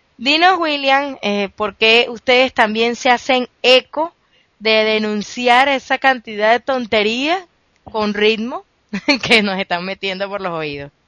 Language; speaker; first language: Spanish; native; Spanish